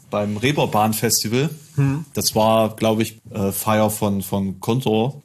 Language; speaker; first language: German; native; German